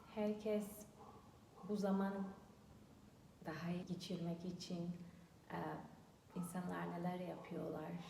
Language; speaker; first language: Turkish; non-native, fluent; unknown